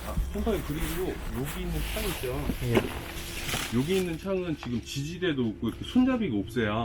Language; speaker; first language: Korean; native; Korean